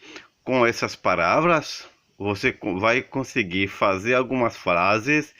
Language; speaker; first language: Portuguese; non-native, learner; Haitian Creole